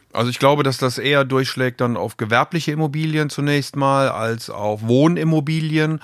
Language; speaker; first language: German; native; German